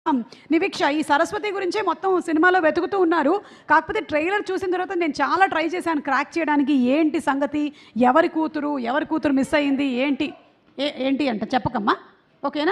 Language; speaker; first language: Telugu; native; Telugu